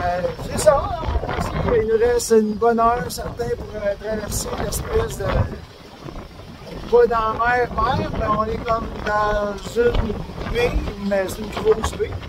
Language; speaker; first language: French; native; French